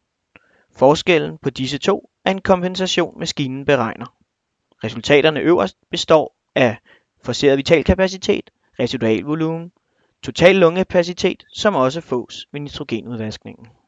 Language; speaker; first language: Danish; native; Danish